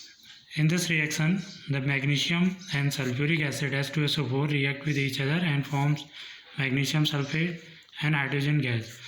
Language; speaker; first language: English; non-native, local second language; Hindi